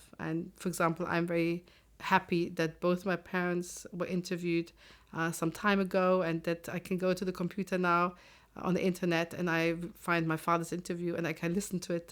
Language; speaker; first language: English; non-native, fluent; German